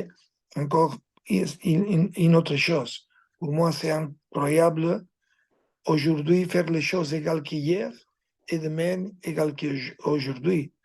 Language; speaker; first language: French; non-native, fluent; Spanish